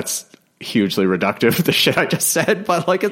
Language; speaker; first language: English; native; English